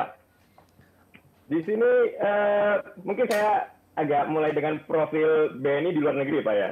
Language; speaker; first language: Indonesian; native; Indonesian